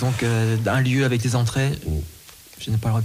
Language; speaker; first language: French; native; French